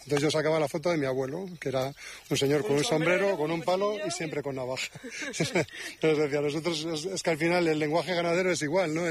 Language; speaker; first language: Spanish; native; Spanish